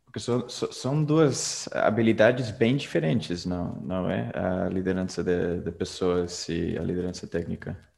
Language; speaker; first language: Portuguese; non-native, fluent; Spanish